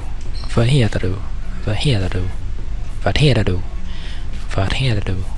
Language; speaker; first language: Swedish; non-native, learner; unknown